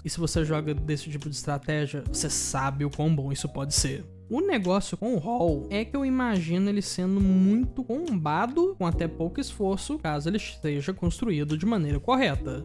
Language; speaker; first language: Portuguese; native; Portuguese